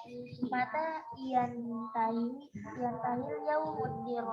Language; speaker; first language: Arabic; non-native, learner; Indonesian